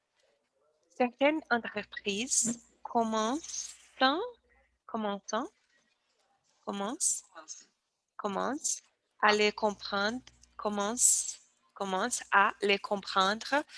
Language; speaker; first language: French; non-native, learner; Portuguese